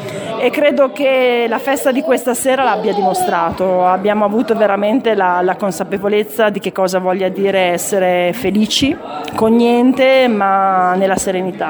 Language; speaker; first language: Italian; native; Italian